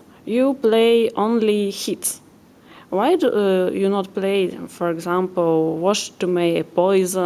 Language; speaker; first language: English; non-native, learner; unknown